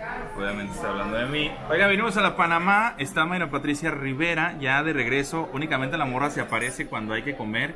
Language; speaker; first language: Spanish; native; Spanish